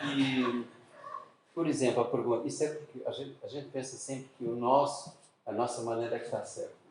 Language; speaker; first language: Portuguese; native; Portuguese